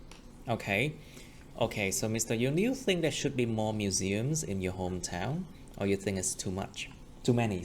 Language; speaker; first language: English; non-native, fluent; Vietnamese